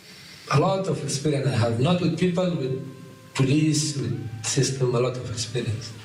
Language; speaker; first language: English; non-native, learner; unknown